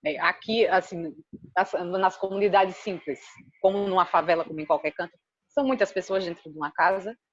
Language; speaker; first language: Portuguese; native; Portuguese